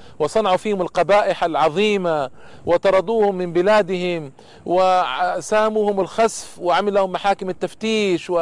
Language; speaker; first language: Arabic; native; Arabic